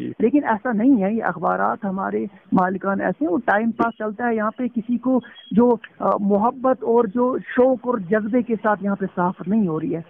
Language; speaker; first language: Urdu; non-native, local second language; Kashmiri